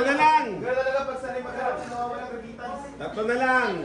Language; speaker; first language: Filipino; native; Filipino